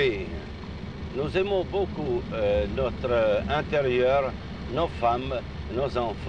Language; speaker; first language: French; non-native, fluent; Russian